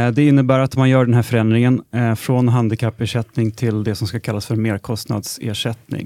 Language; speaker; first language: Swedish; native; Swedish